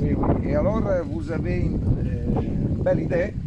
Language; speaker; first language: French; non-native, learner; Italian